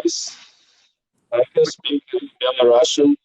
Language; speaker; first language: English; non-native, learner; Belarusian